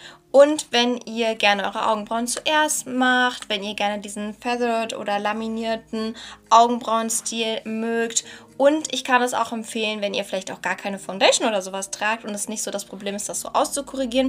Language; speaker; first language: German; native; German